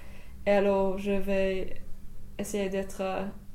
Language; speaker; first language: French; non-native, fluent; English